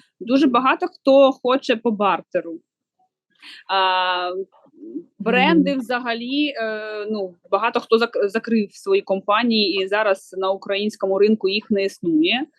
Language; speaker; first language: Ukrainian; non-native, local second language; Russian